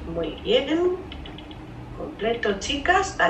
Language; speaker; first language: Spanish; native; Spanish